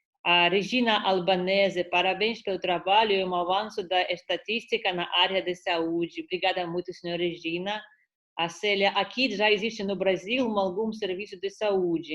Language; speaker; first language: Portuguese; non-native, fluent; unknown